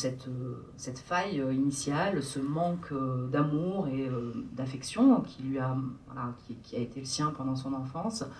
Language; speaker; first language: French; native; French